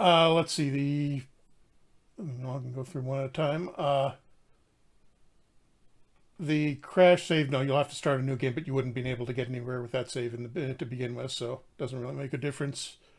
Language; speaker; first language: English; native; English